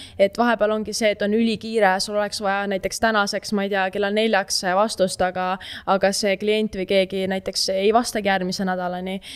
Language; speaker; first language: Estonian; native; Estonian